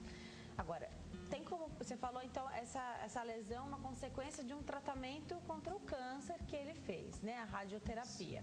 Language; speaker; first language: Portuguese; native; Portuguese